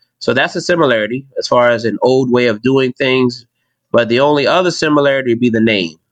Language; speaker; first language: English; native; English